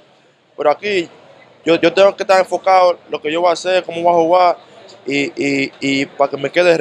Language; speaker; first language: Spanish; early bilingual, heritage; English